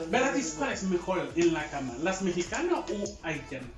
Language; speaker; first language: Spanish; non-native, learner; Haitian Creole